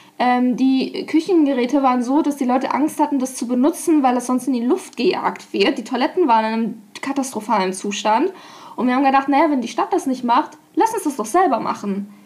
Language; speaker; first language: German; native; German